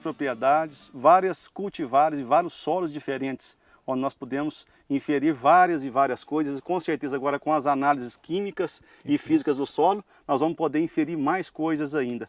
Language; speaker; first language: Portuguese; native; Portuguese